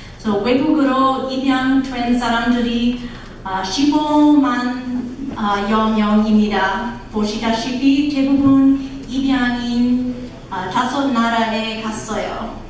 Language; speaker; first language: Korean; non-native, learner; English